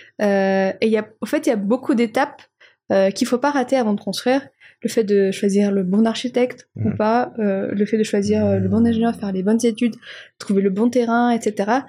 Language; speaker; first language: French; non-native, local second language; Malagasy